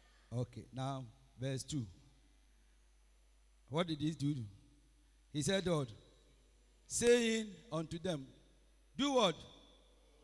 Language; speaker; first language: English; non-native, local second language; Akan